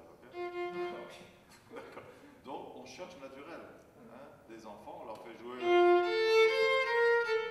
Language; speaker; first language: French; non-native, fluent; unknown